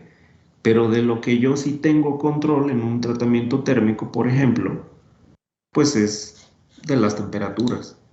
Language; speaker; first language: Spanish; native; Spanish